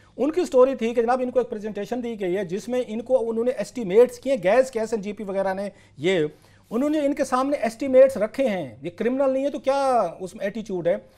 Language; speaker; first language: Urdu; non-native, local second language; Saraiki